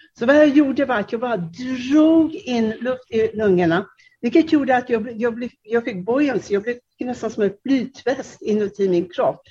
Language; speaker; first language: Swedish; non-native, fluent; Czech